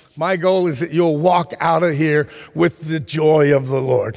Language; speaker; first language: English; early bilingual, heritage; English